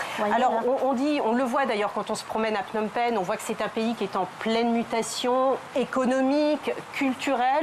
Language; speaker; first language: French; native; French